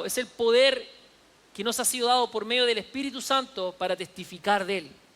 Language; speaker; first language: Spanish; native; Spanish